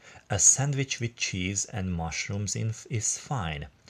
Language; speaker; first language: English; non-native, fluent; Hungarian